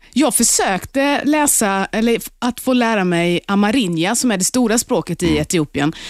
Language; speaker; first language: Swedish; native; Swedish